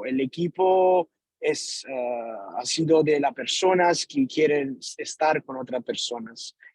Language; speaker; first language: Spanish; non-native, learner; Italian